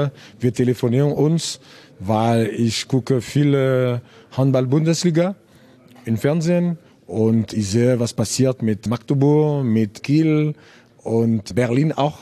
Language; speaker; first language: German; non-native, learner; French